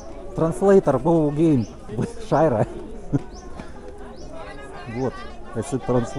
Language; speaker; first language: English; non-native, learner; Russian